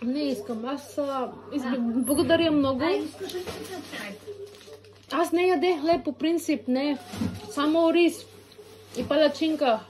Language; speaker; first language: Bulgarian; non-native, local second language; Filipino